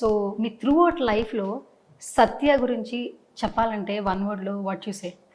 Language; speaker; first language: Telugu; native; Telugu